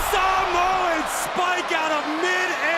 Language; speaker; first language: English; native; English